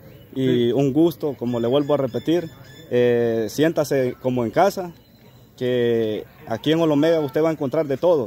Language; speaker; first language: Spanish; native; Spanish